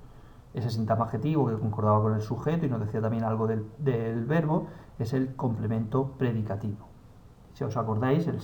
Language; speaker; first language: Spanish; native; Spanish